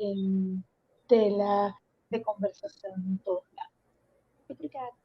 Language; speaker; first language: Portuguese; non-native, learner; Spanish